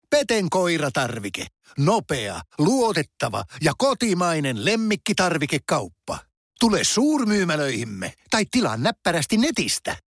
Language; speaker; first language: Finnish; native; Finnish